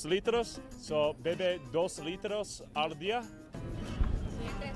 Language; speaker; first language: Spanish; non-native, learner; English